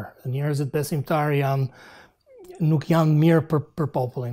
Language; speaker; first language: Albanian; non-native, fluent; English